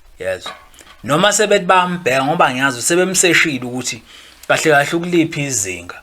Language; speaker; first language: Zulu; native; Zulu